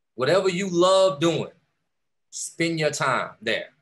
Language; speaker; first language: English; native; English